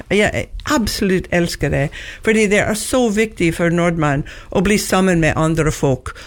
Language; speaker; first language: Norwegian; non-native, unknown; English